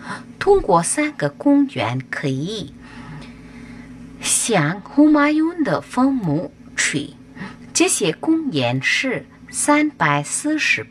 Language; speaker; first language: Chinese; non-native, learner; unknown